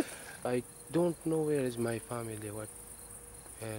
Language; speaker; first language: English; non-native, learner; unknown